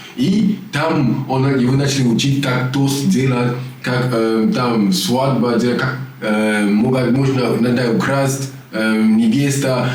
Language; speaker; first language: Russian; non-native, learner; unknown